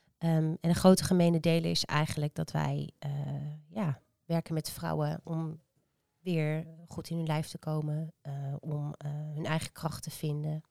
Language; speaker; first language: Dutch; native; Dutch